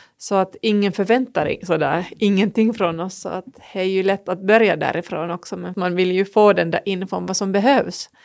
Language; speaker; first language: Swedish; non-native, local second language; Finnish